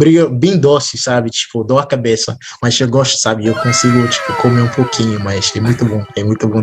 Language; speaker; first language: Portuguese; non-native, fluent; English